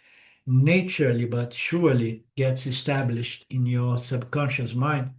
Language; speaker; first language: English; non-native, fluent; Portuguese